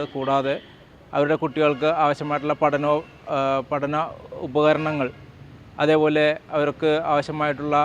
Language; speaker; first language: Malayalam; native; Malayalam